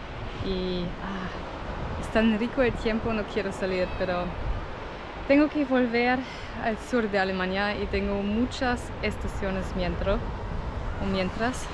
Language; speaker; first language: Spanish; non-native, fluent; German